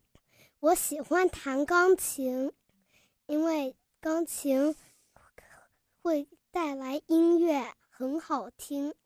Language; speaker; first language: Chinese; early bilingual, heritage; Chinese